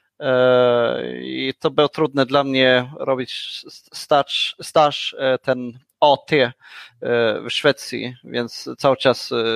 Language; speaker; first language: Polish; non-native, learner; Swedish